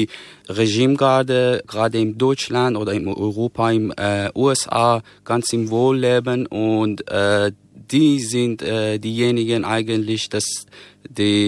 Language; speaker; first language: German; non-native, fluent; Persian